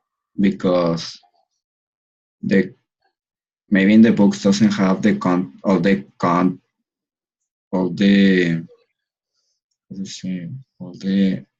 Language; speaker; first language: English; non-native, learner; Spanish